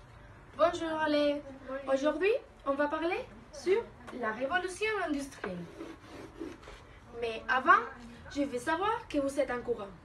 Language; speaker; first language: French; non-native, learner; Spanish